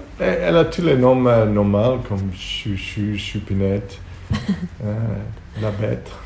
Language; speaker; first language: French; non-native, learner; Hebrew